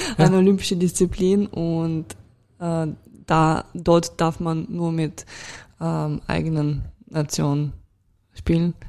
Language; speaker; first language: German; non-native, fluent; Russian